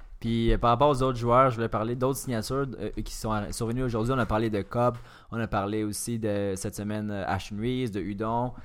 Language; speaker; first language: French; native; French